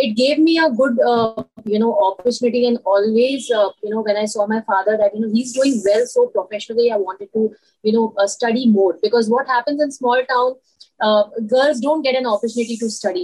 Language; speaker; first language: English; non-native, local second language; Hindi